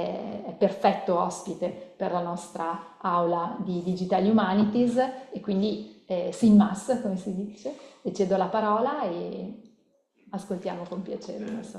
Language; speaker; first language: Italian; native; Italian